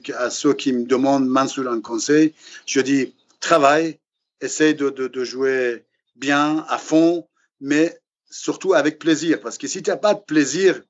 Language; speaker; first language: French; non-native, fluent; Persian